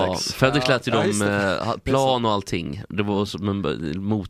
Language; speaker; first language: Swedish; native; Swedish